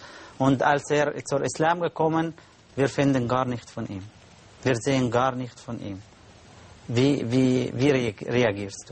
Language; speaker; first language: German; non-native, learner; Arabic